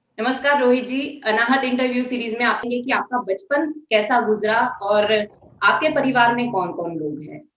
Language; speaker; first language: Hindi; non-native, local second language; Marathi